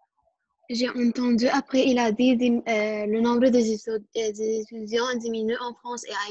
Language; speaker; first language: French; non-native, learner; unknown